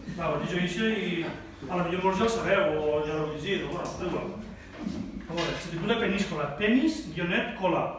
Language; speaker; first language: Catalan; native; Catalan